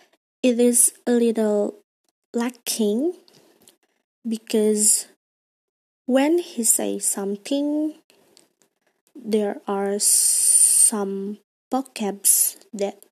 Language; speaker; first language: English; non-native, learner; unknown